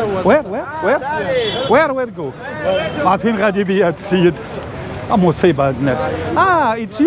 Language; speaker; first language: English; non-native, learner; Arabic